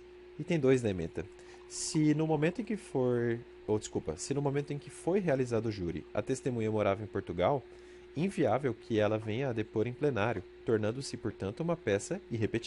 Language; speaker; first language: Portuguese; native; Portuguese